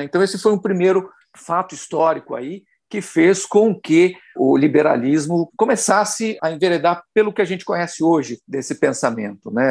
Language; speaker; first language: Portuguese; native; Portuguese